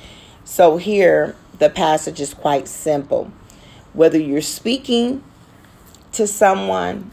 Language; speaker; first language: English; native; English